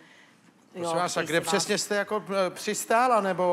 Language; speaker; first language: Czech; native; Czech